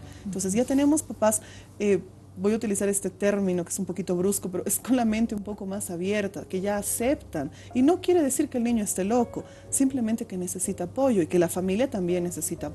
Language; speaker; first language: Spanish; native; Spanish